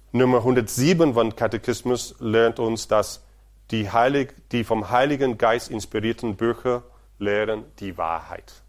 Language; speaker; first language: German; non-native, fluent; Portuguese